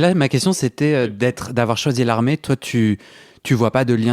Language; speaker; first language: French; native; French